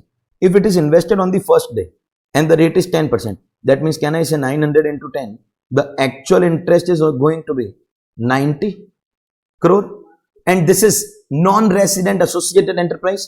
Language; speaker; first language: English; non-native, local second language; Hindi